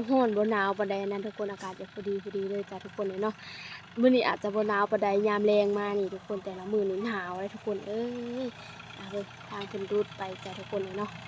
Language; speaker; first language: Thai; non-native, local second language; Lao